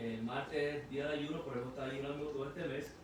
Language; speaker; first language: Spanish; native; Spanish